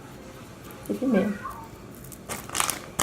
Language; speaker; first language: French; native; French